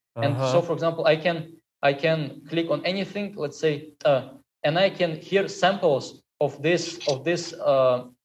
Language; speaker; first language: English; non-native, fluent; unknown